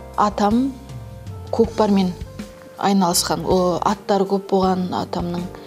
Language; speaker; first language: Kazakh; non-native, local second language; Turkish